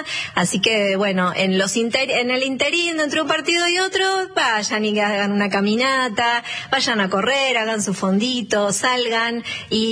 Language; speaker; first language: Spanish; native; Spanish